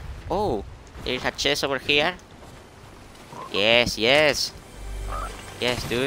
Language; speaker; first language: English; non-native, learner; Spanish